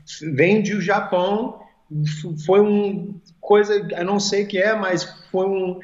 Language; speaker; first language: Portuguese; early bilingual, heritage; Portuguese